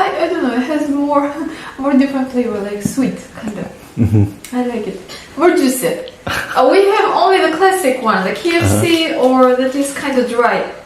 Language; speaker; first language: English; non-native, fluent; Albanian